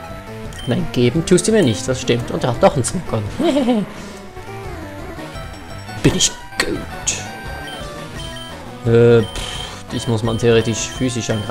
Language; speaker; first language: German; native; German